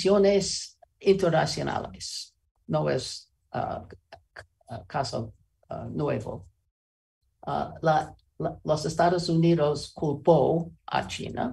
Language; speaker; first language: Spanish; non-native, learner; English